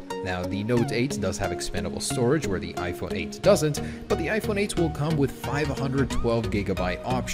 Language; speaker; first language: English; native; English